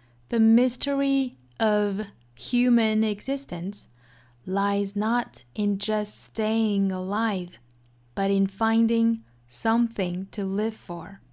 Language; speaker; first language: English; non-native, fluent; Chinese